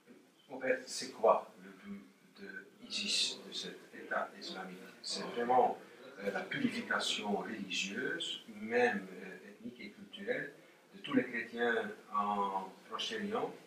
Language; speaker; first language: French; non-native, local second language; Dutch